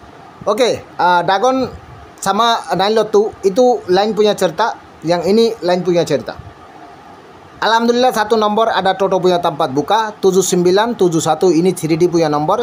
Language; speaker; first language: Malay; non-native, learner; Bangla